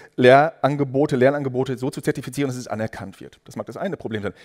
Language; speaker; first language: German; native; German